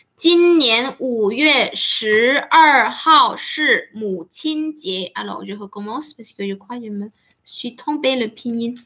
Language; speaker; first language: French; non-native, fluent; Chinese